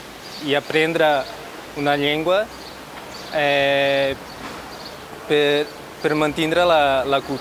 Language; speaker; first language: Catalan; non-native, fluent; Japanese